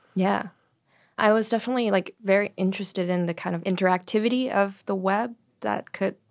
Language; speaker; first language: English; native; English